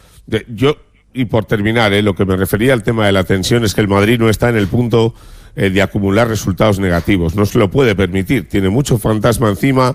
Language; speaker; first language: Spanish; native; Spanish